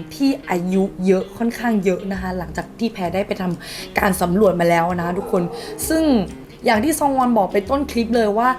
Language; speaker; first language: Thai; native; Thai